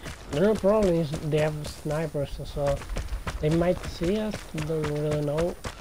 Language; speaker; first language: English; non-native, fluent; Italian